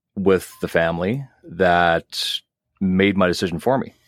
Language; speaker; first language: English; native; English